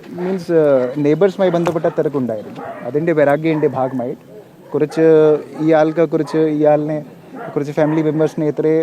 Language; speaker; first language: Malayalam; non-native, learner; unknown